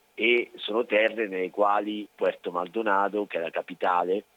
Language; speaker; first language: Italian; native; Italian